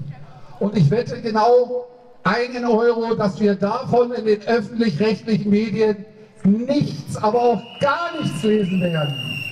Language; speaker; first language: German; native; German